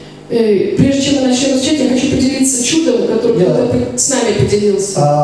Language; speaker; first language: Russian; native; Russian